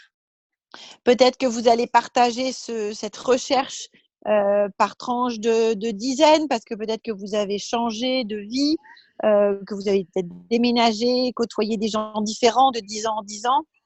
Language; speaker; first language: French; native; French